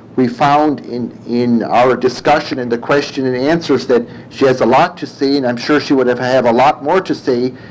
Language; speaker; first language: English; early bilingual, other home language; German